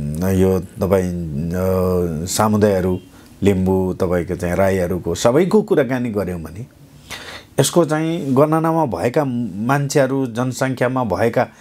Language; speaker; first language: Nepali; non-native, local second language; Eastern Tamang